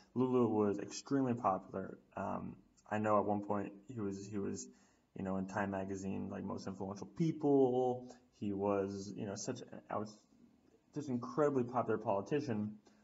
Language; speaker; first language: English; native; English